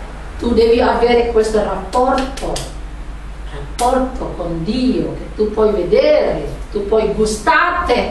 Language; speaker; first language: Italian; non-native, learner; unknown